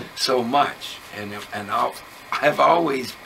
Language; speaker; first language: English; native; English